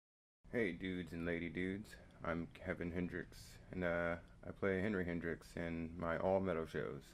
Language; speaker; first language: English; native; English